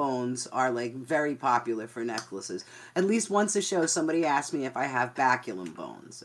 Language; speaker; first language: English; native; English